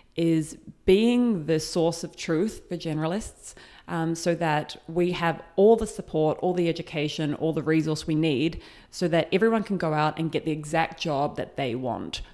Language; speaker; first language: English; native; English